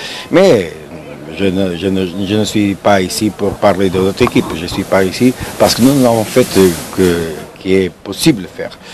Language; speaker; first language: French; non-native, fluent; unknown